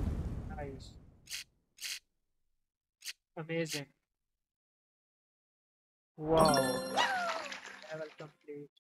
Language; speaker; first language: English; non-native, learner; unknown